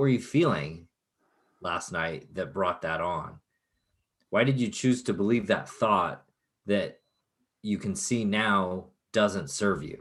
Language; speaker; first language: English; native; English